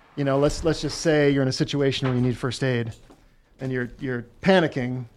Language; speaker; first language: English; native; English